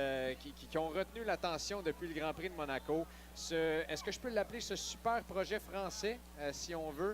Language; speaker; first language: French; native; French